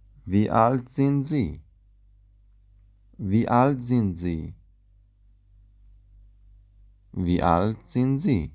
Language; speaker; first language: German; non-native, fluent; Central Kurdish